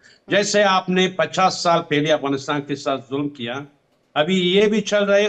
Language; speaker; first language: Hindi; non-native, fluent; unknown